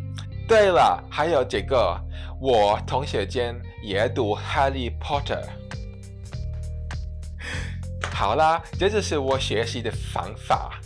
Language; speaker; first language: Chinese; non-native, fluent; English